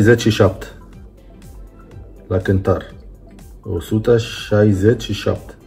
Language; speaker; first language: Romanian; non-native, learner; Arabic